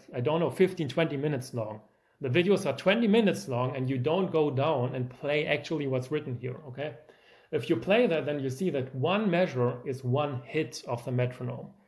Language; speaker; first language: English; non-native, fluent; German